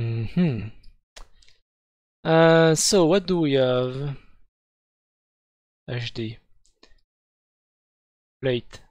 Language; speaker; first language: English; non-native, learner; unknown